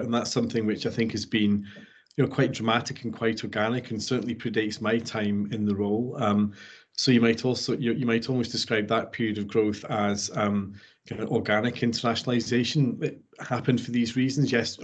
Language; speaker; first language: English; native; English